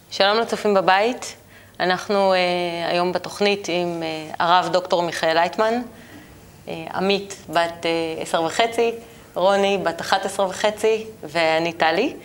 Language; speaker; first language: Hebrew; native; Hebrew